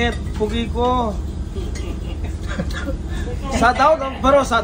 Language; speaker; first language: Filipino; non-native, learner; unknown